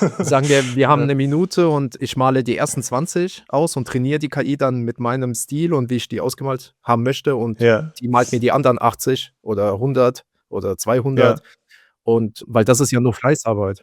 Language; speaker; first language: German; native; German